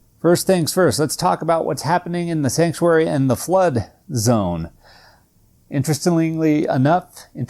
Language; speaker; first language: English; native; English